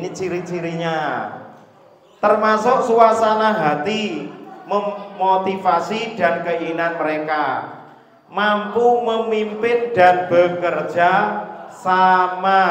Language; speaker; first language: Indonesian; non-native, local second language; Javanese